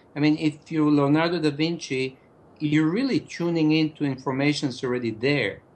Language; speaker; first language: English; non-native, fluent; Hebrew